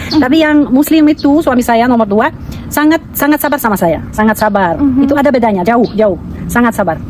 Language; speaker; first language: Indonesian; non-native, fluent; Russian